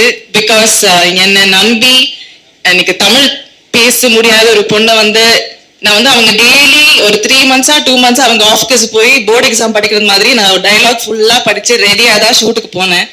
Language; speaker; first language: Tamil; non-native, learner; Malayalam